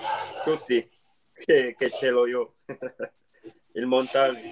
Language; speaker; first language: Italian; non-native, learner; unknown